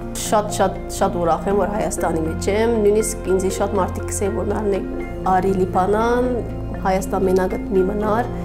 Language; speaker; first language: Armenian; early bilingual, heritage; Armenian